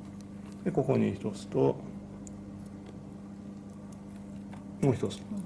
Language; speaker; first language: Japanese; native; Japanese